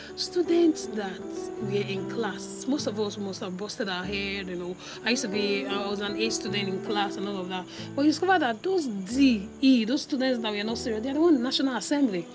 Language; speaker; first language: English; non-native, local second language; Igbo